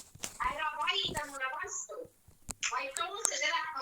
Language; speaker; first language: Finnish; non-native, learner; Estonian